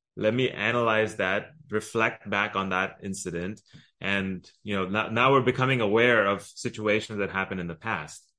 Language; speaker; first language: English; early bilingual, other home language; Arabic